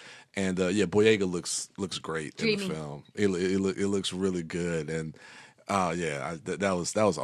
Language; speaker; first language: English; native; English